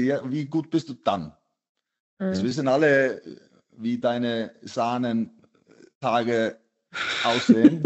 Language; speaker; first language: German; non-native, fluent; Icelandic